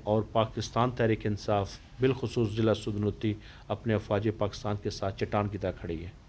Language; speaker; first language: Urdu; non-native, local second language; Pahari-Potwari